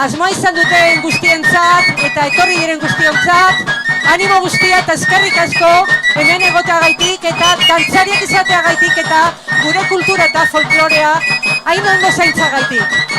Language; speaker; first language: Basque; native; Basque